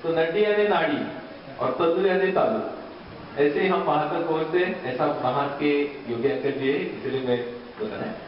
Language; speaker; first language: Hindi; non-native, local second language; Marathi